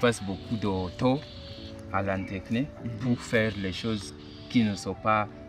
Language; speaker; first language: French; non-native, learner; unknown